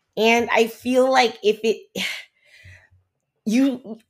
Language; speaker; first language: English; native; English